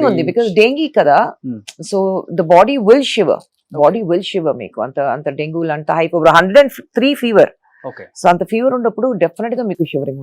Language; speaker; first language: Telugu; non-native, fluent; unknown